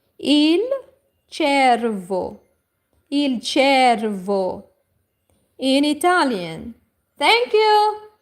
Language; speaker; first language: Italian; non-native, learner; Portuguese